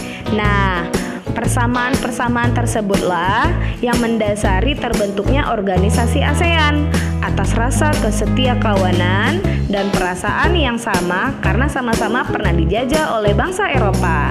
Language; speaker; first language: Indonesian; native; Indonesian